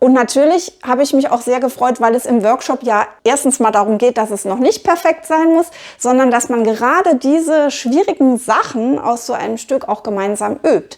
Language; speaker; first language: German; native; German